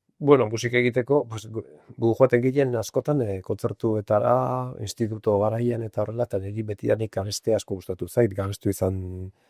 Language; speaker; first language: Basque; non-native, local second language; Spanish